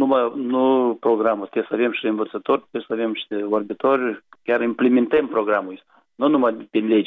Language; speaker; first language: Romanian; non-native, local second language; Gagauz